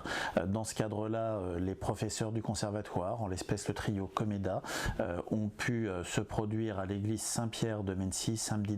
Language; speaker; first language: French; native; French